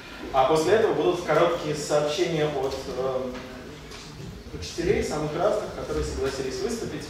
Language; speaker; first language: Russian; native; Russian